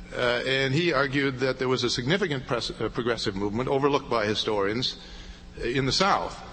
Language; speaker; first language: English; native; English